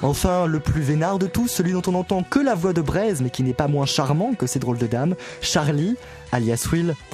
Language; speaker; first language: French; native; French